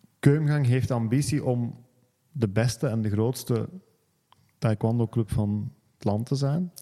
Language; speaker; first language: Dutch; native; Dutch